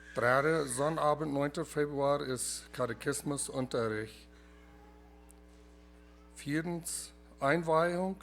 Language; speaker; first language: German; early bilingual, heritage; Plautdietsch